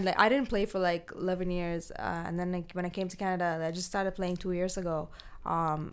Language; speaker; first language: English; non-native, local second language; Tamil